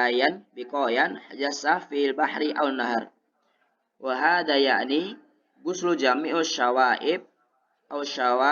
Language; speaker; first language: Arabic; non-native, learner; Indonesian